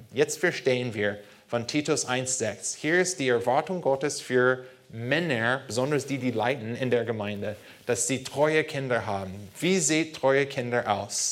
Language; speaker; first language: German; non-native, fluent; English